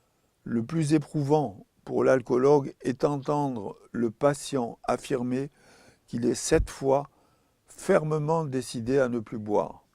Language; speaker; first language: French; native; French